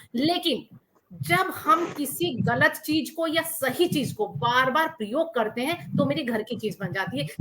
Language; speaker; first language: Hindi; native; Hindi